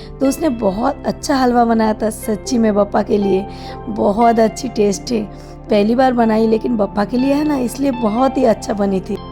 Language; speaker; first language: Hindi; non-native, local second language; Bangla